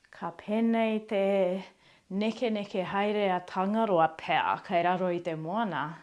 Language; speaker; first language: Māori; non-native, local second language; English